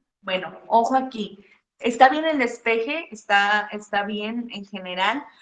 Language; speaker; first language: Spanish; native; Spanish